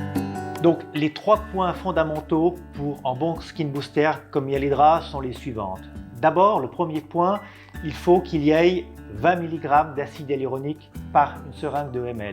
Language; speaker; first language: French; non-native, fluent; Italian